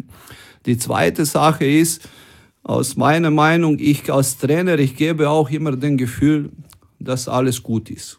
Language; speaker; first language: German; non-native, fluent; Croatian